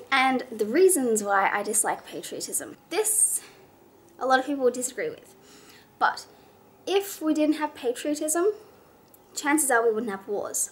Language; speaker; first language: English; native; English